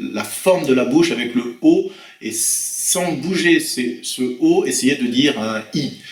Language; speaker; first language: French; native; French